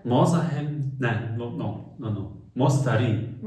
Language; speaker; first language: Persian; non-native, learner; German